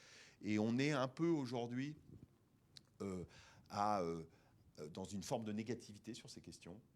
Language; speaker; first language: French; native; French